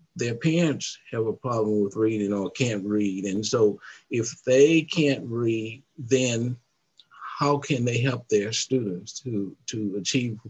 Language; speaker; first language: English; native; English